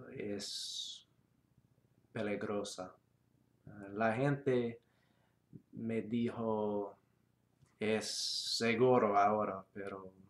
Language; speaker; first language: Spanish; non-native, learner; English